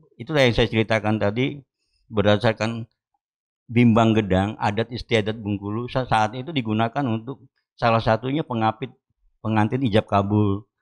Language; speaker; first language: Indonesian; native; Indonesian